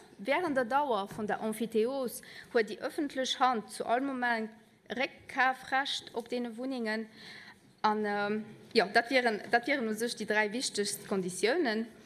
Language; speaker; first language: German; non-native, local second language; Luxembourgish